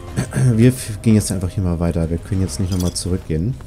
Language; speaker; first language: German; native; German